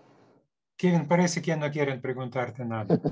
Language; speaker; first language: Spanish; non-native, fluent; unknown